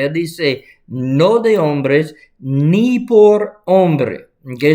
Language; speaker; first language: Spanish; non-native, fluent; English